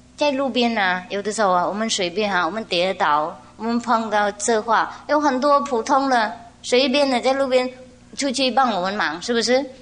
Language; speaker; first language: Chinese; non-native, fluent; Vietnamese